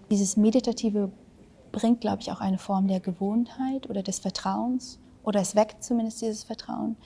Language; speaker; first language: German; early bilingual, other home language; Vietnamese